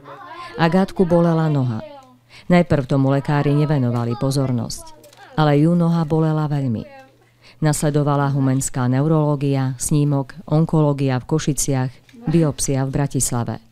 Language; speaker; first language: Slovak; native; Slovak